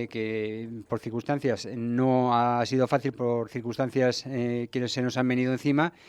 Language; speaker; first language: Spanish; native; Spanish